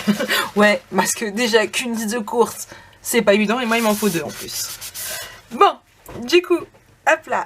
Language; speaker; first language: French; native; French